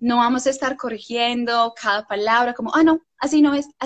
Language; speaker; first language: Spanish; non-native, fluent; English